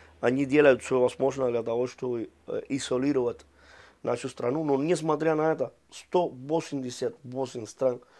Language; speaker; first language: Russian; non-native, fluent; Spanish